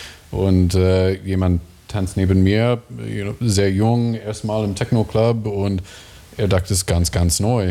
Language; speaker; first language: German; non-native, learner; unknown